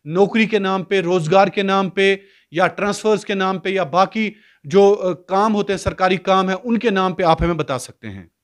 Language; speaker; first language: Hindi; non-native, local second language; Kashmiri